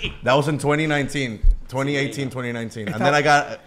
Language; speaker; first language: English; early bilingual, other home language; Spanish